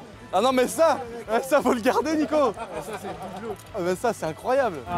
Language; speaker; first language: French; native; French